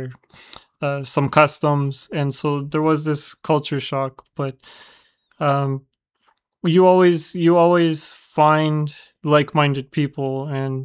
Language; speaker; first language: English; native; English